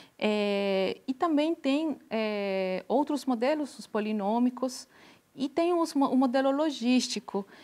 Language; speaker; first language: Portuguese; non-native, fluent; Spanish